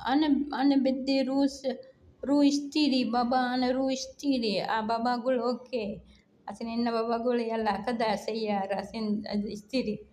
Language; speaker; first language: Arabic; non-native, learner; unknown